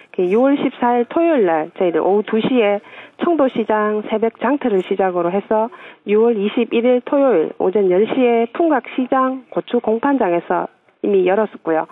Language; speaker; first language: Korean; native; Korean